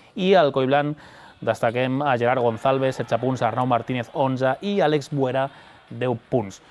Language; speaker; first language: Catalan; native; Catalan